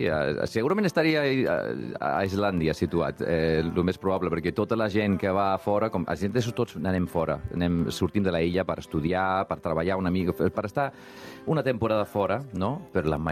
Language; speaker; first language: Catalan; non-native, fluent; Icelandic